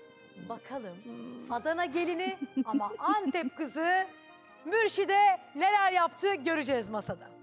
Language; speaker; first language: Turkish; native; Turkish